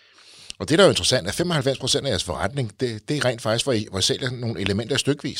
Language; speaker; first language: Danish; native; Danish